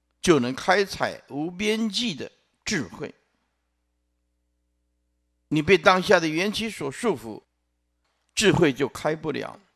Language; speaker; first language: Chinese; non-native, local second language; Min Nan Chinese